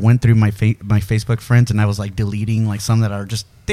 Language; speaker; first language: English; early bilingual, other home language; Spanish